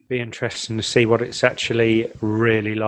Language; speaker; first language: English; native; English